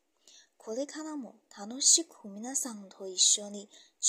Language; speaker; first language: Japanese; non-native, learner; Chinese